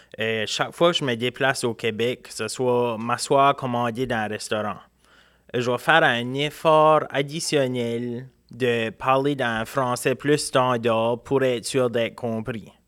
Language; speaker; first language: French; native; French